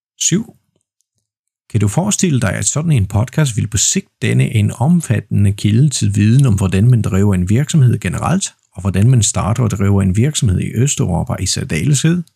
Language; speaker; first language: Danish; non-native, fluent; Polish